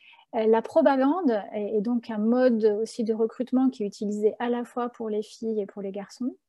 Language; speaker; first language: French; native; French